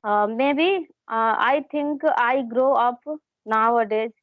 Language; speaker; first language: English; non-native, learner; Hindi